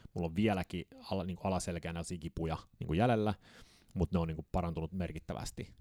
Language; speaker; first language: Finnish; early bilingual, heritage; Finnish